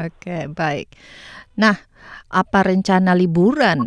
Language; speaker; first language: Indonesian; native; Indonesian